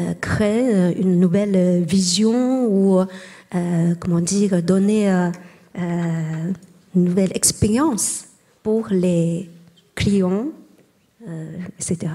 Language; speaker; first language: French; non-native, learner; Chinese